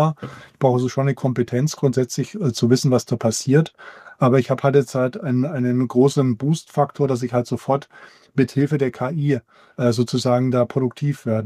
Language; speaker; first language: German; native; German